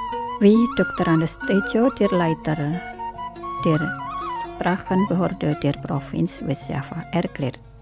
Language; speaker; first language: German; non-native, fluent; Indonesian